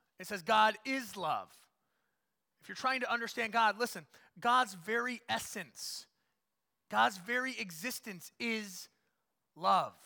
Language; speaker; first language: English; native; English